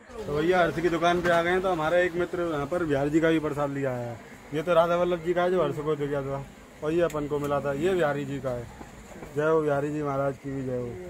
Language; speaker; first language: Hindi; native; Hindi